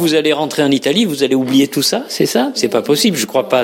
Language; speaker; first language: French; native; French